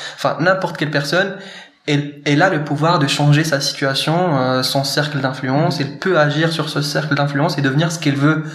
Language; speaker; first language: French; non-native, local second language; Arabic